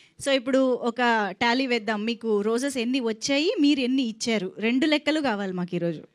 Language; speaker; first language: Telugu; native; Telugu